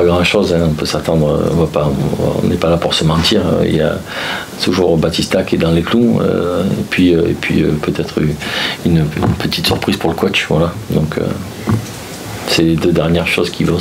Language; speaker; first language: French; native; French